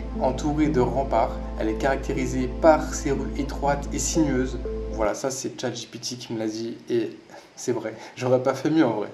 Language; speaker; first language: French; native; French